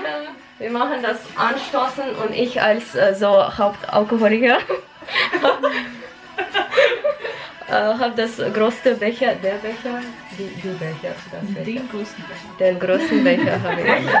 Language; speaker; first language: German; non-native, fluent; Russian